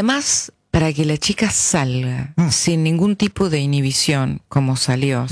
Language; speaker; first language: Spanish; native; Spanish